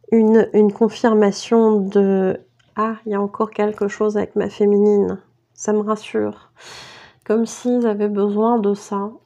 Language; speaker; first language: French; native; French